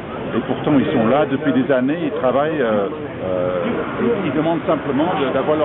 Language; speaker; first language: French; non-native, fluent; English